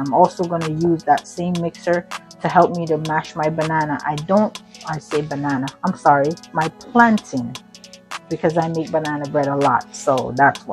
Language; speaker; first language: English; native; English